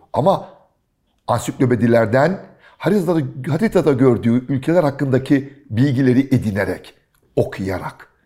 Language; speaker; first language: Turkish; native; Turkish